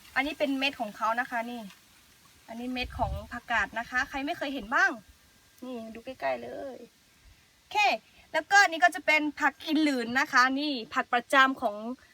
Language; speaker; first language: Thai; non-native, local second language; S'gaw Karen